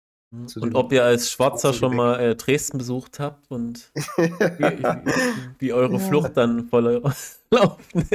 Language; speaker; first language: German; native; German